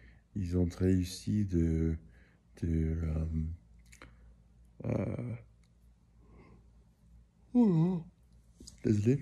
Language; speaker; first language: French; early bilingual, heritage; English